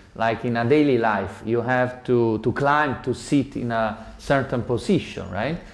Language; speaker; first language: English; non-native, learner; Italian